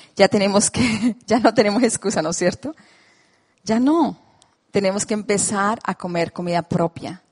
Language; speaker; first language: Spanish; native; Spanish